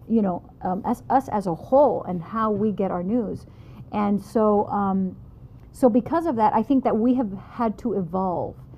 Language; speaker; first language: English; native; English